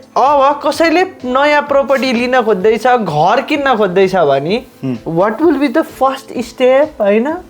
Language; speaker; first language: Nepali; native; Nepali